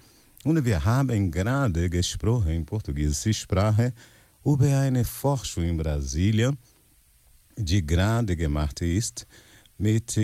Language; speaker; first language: German; non-native, learner; Portuguese